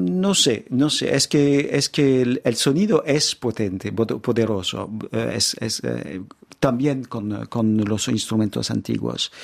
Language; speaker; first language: Spanish; non-native, fluent; French